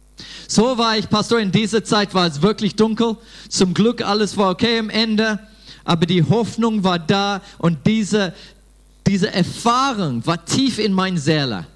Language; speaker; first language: German; non-native, fluent; English